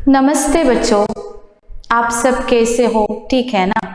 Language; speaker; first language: Hindi; non-native, local second language; Malayalam